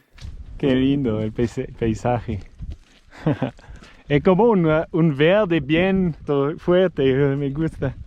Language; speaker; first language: Spanish; non-native, learner; French